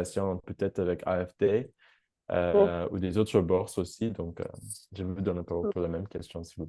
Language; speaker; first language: French; non-native, fluent; English